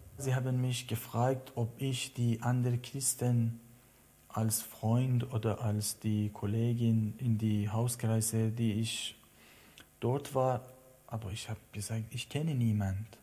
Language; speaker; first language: German; non-native, learner; Persian